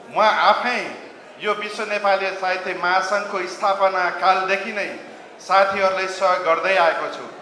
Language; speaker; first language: Nepali; native; Nepali